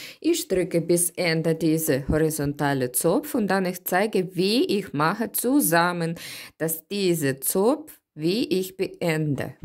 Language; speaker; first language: German; non-native, learner; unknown